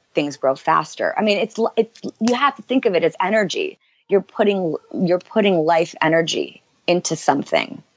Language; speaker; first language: English; native; English